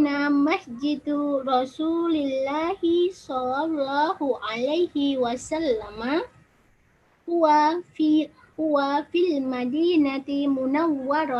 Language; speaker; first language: Arabic; non-native, learner; Indonesian